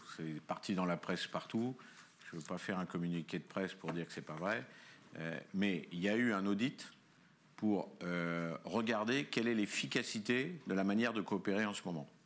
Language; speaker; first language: French; native; French